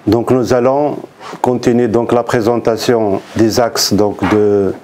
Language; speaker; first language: French; non-native, local second language; Arabic